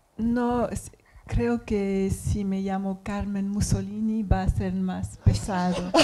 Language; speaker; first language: Spanish; non-native, learner; English